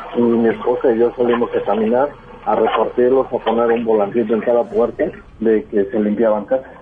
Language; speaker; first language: Spanish; native; Spanish